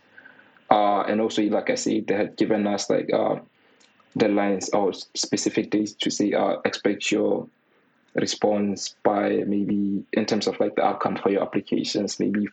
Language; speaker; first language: English; non-native, local second language; Tswana